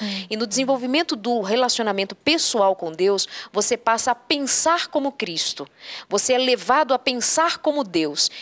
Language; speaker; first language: Portuguese; native; Portuguese